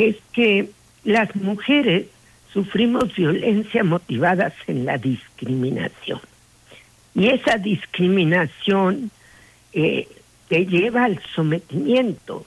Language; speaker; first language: Spanish; native; Spanish